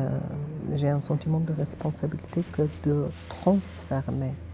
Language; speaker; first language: French; non-native, learner; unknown